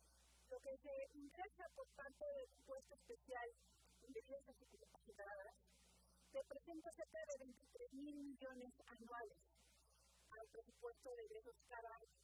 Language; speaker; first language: Spanish; native; Spanish